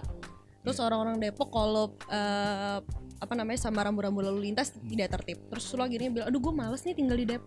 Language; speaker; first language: Indonesian; native; Indonesian